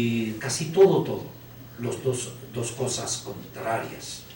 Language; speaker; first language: Spanish; non-native, learner; Chinese